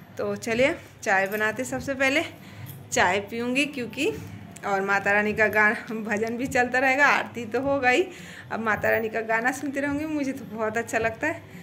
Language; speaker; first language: Hindi; non-native, local second language; Bangla